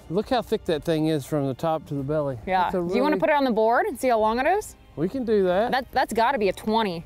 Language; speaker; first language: English; native; English